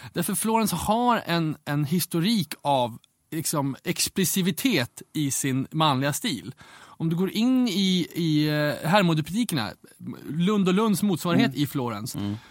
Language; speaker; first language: Swedish; native; Swedish